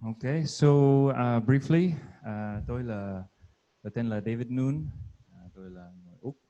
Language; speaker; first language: Vietnamese; non-native, learner; English